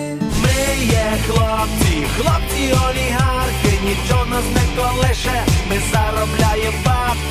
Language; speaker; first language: Ukrainian; native; Ukrainian